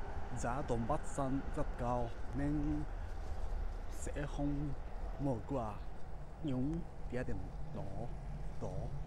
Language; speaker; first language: Vietnamese; non-native, learner; Japanese